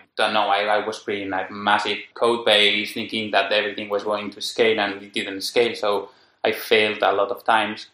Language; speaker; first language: English; non-native, fluent; Spanish